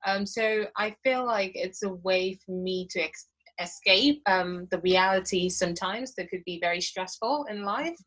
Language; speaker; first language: English; non-native, local second language; Igbo